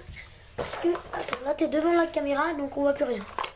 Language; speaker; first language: French; native; French